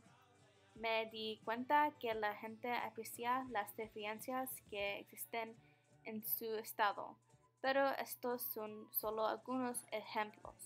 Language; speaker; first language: Spanish; non-native, learner; English